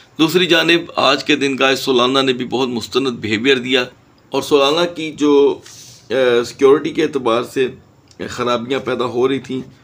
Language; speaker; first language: Urdu; native; Urdu